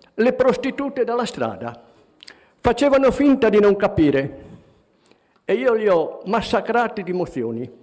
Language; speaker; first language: Italian; native; Italian